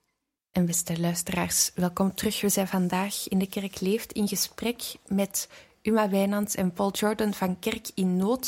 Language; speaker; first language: Dutch; native; Dutch